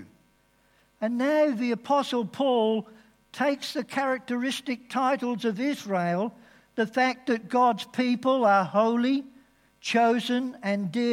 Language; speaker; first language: English; native; English